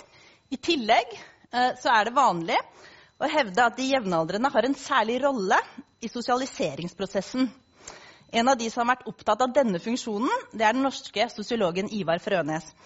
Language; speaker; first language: Norwegian; native; Norwegian